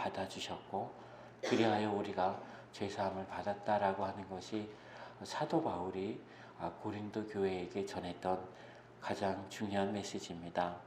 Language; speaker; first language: Korean; native; Korean